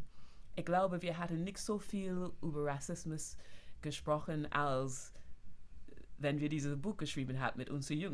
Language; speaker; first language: German; non-native, fluent; English